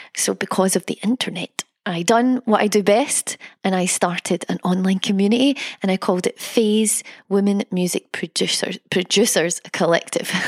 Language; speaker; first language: English; native; English